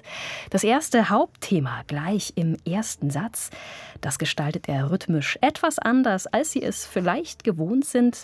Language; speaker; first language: German; native; German